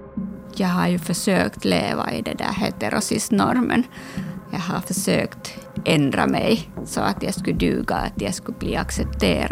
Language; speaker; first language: Swedish; non-native, local second language; Finnish